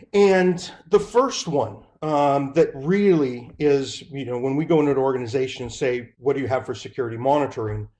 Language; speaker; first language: English; native; English